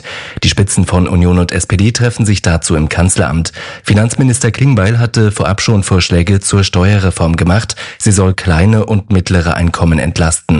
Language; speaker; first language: German; native; German